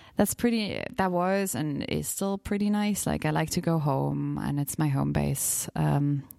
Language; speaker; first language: English; non-native, fluent; German